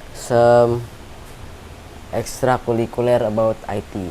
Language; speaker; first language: English; non-native, learner; Indonesian